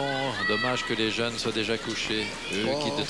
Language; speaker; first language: French; native; French